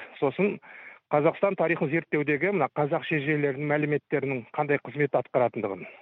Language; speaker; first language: Kazakh; native; Kazakh